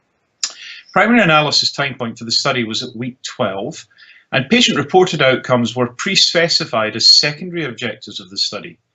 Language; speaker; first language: English; native; English